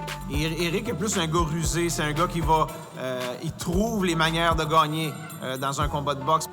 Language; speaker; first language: French; native; French